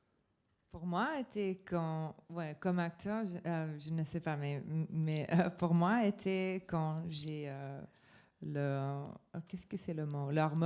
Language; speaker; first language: French; non-native, learner; English